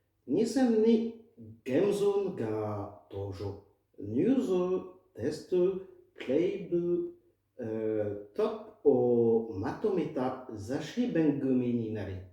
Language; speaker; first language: Japanese; non-native, fluent; French